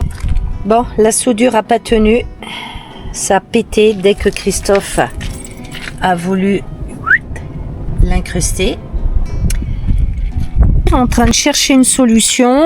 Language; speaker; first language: French; native; French